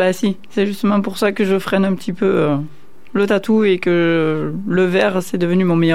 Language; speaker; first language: French; native; French